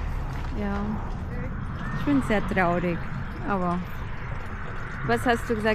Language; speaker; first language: German; non-native, fluent; Arabic